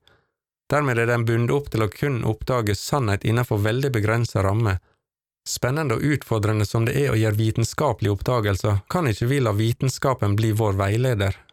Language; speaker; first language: Norwegian; native; Norwegian